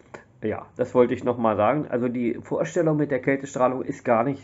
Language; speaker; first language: German; native; German